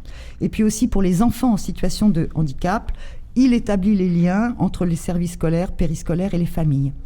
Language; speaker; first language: French; native; French